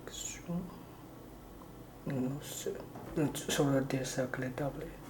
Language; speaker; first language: Spanish; non-native, learner; Chinese